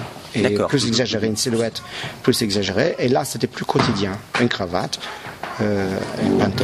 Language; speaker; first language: French; non-native, local second language; English